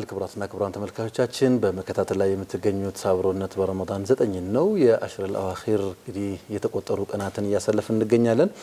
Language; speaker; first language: Amharic; native; Amharic